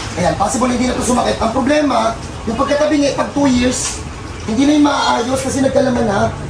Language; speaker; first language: Filipino; non-native, local second language; Bikol